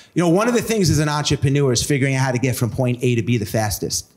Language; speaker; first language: English; native; English